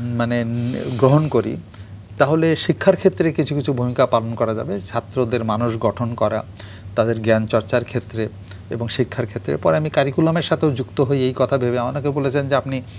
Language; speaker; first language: Bangla; native; Bangla